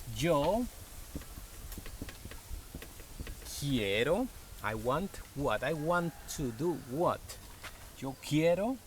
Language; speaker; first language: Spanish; non-native, fluent; English